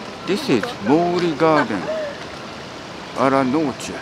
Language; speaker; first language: English; non-native, learner; Japanese